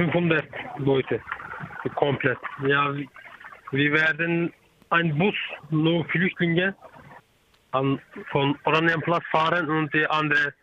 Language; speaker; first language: German; non-native, learner; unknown